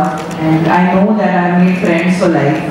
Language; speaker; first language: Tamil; non-native, fluent; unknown